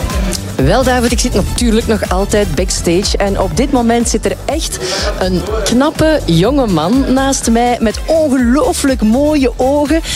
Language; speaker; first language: Dutch; native; Dutch